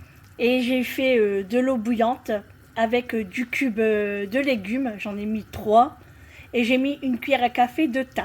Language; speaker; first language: French; native; French